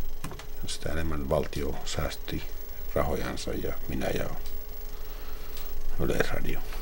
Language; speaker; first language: Finnish; native; Finnish